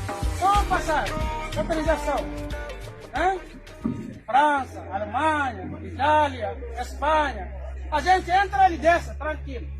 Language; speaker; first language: Portuguese; non-native, fluent; Haitian Creole